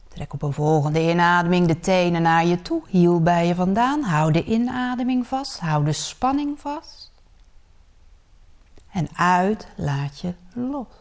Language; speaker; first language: Dutch; native; Dutch